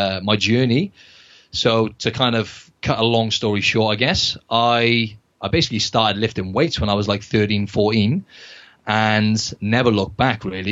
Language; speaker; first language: English; native; English